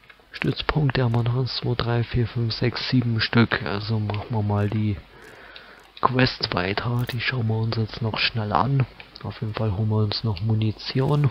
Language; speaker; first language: German; native; German